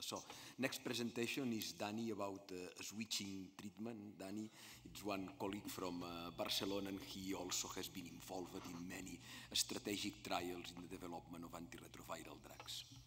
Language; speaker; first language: English; non-native, fluent; Spanish